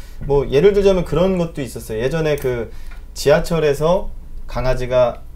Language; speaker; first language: Korean; native; Korean